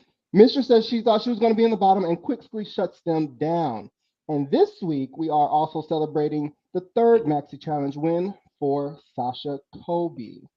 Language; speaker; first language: English; native; English